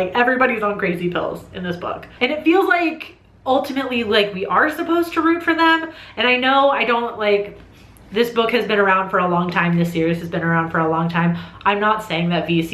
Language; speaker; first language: English; native; English